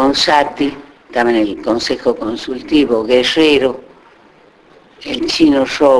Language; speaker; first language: Spanish; native; Spanish